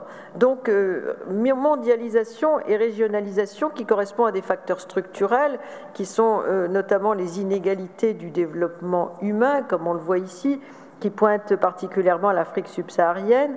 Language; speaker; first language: French; native; French